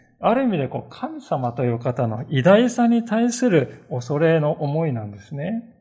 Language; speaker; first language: Japanese; native; Japanese